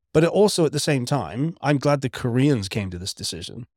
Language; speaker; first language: English; native; English